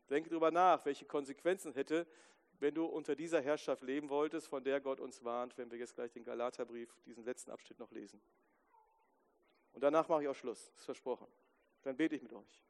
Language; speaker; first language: German; native; German